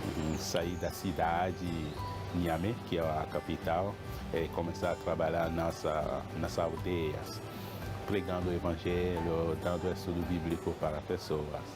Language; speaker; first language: Portuguese; non-native, fluent; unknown